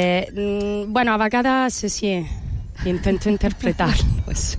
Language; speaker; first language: Catalan; non-native, fluent; Italian